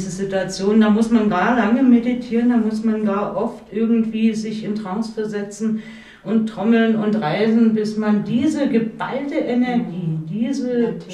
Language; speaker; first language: German; native; German